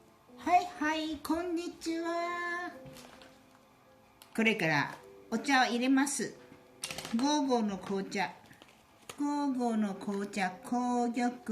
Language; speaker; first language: Japanese; non-native, fluent; Chinese